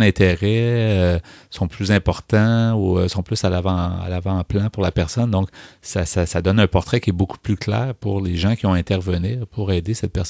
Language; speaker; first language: French; native; French